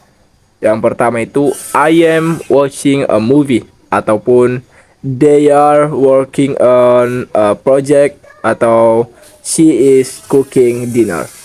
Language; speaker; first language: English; non-native, learner; Indonesian